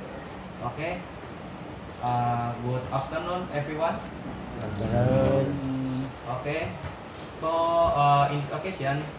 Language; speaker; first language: English; non-native, learner; Indonesian